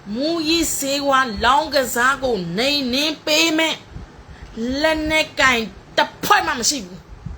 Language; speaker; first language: Burmese; non-native, local second language; Karen languages